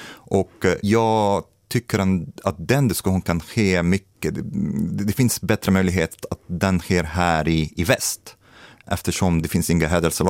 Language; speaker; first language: Swedish; non-native, fluent; Arabic